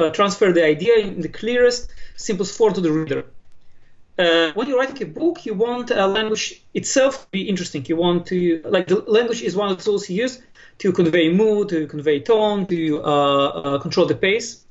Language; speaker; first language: English; non-native, fluent; Hebrew